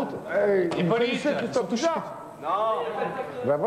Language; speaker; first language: French; native; French